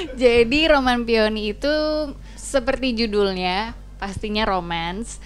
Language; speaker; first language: Indonesian; native; Indonesian